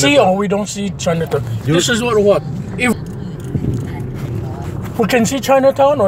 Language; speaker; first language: English; non-native, learner; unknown